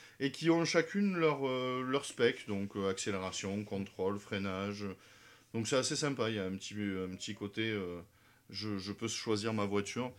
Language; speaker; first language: French; native; French